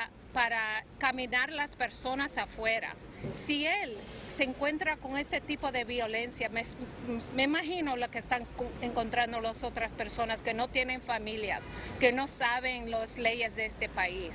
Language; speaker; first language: Spanish; early bilingual, heritage; Spanish